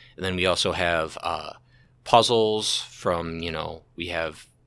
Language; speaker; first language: English; native; English